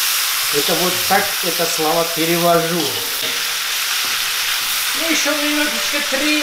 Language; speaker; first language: Russian; non-native, fluent; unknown